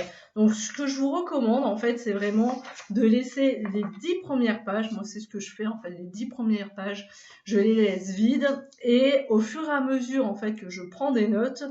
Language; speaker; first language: French; native; French